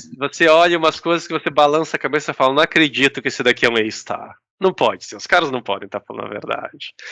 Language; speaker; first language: Portuguese; native; Portuguese